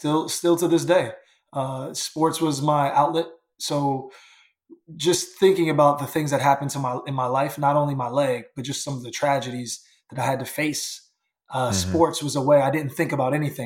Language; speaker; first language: English; native; English